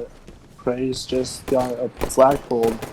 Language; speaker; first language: English; native; English